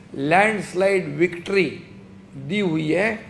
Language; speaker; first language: Hindi; non-native, local second language; Marathi